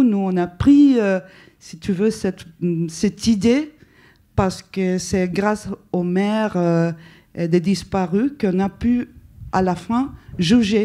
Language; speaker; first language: French; non-native, fluent; Spanish